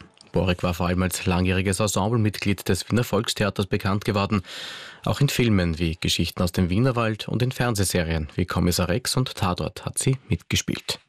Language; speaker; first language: German; native; German